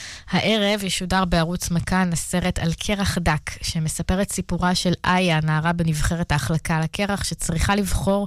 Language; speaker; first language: Hebrew; native; Hebrew